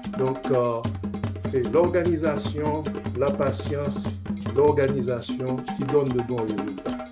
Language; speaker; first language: French; non-native, local second language; Haitian Creole